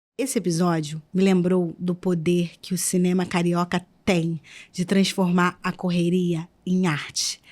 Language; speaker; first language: Portuguese; native; Portuguese